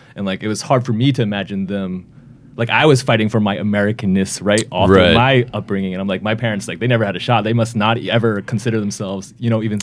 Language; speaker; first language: English; native; English